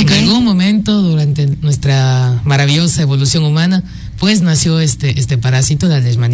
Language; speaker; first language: Spanish; native; Spanish